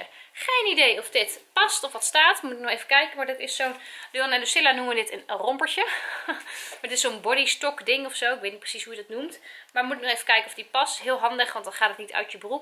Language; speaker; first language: Dutch; native; Dutch